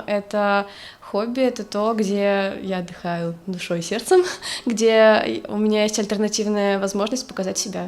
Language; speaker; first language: Russian; native; Russian